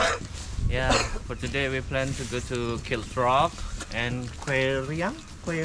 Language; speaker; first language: English; non-native, learner; Indonesian